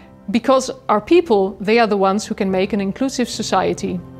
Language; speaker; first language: English; non-native, fluent; Dutch